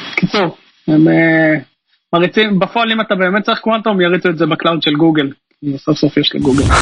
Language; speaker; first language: Hebrew; native; Hebrew